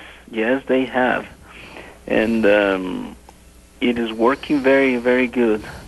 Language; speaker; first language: English; non-native, fluent; Spanish